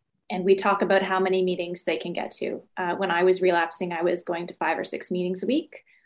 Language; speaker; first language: English; native; English